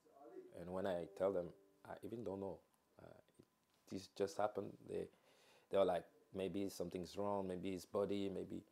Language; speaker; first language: English; non-native, fluent; French